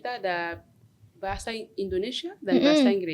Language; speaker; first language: Indonesian; non-native, learner; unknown